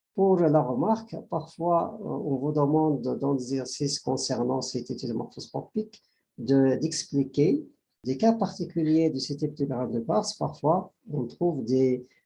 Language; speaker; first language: French; non-native, local second language; Arabic